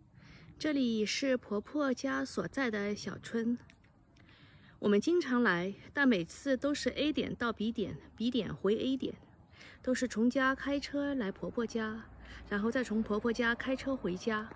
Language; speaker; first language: Chinese; native; Chinese